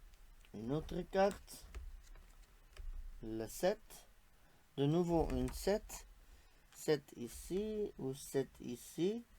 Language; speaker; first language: French; non-native, local second language; Dutch